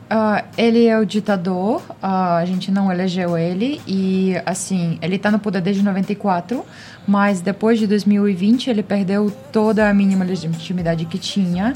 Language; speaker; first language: Portuguese; non-native, fluent; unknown